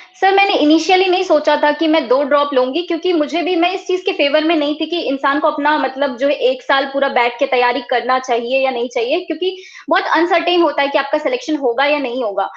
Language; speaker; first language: Hindi; native; Hindi